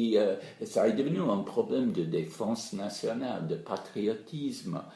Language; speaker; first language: French; non-native, fluent; English